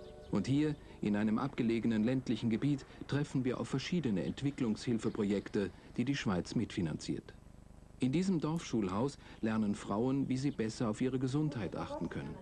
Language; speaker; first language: German; native; German